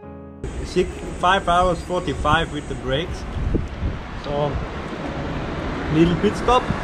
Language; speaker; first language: English; non-native, fluent; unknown